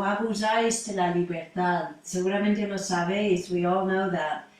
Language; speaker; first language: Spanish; non-native, fluent; English